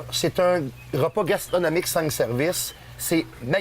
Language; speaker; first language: French; native; French